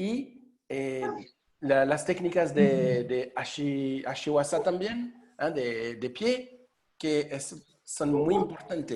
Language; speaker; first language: Spanish; non-native, fluent; French